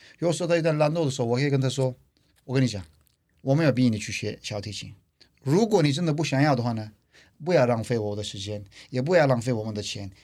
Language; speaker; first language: Chinese; non-native, fluent; Turkish